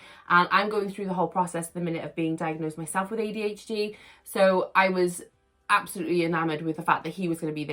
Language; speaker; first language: English; native; English